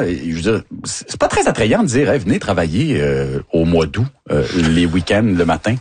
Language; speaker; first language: French; native; French